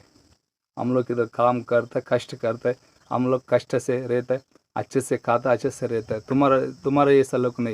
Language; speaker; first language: Hindi; non-native, local second language; Telugu